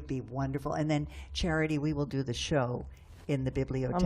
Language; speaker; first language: English; native; English